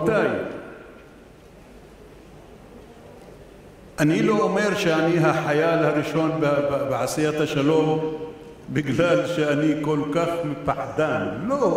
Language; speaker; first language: Hebrew; non-native, local second language; Arabic